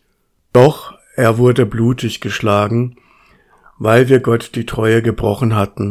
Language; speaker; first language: German; native; German